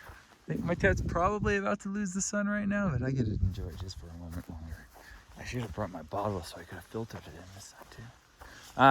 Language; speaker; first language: English; native; English